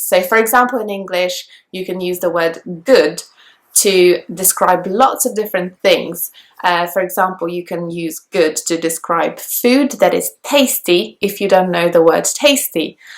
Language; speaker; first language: English; non-native, fluent; Polish